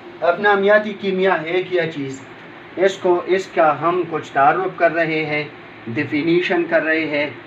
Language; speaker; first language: Urdu; non-native, local second language; Pashto